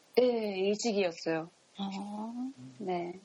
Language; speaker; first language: Korean; non-native, learner; Japanese